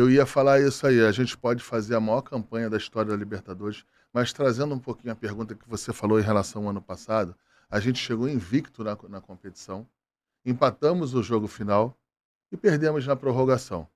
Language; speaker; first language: Portuguese; native; Portuguese